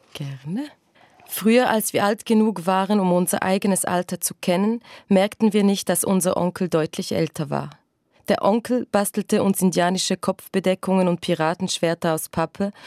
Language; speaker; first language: German; non-native, local second language; French